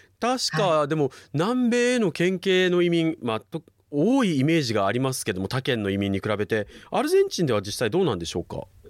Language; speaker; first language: Japanese; native; Japanese